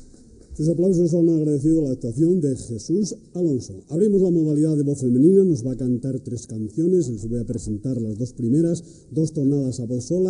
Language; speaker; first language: Spanish; native; Spanish